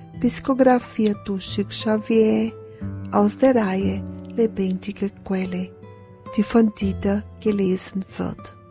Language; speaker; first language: German; non-native, fluent; Portuguese